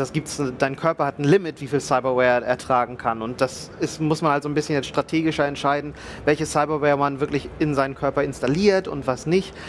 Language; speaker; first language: German; native; German